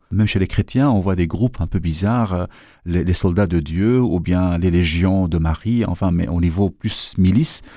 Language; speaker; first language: French; non-native, local second language; Arabic